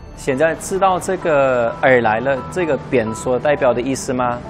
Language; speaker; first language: Chinese; non-native, fluent; German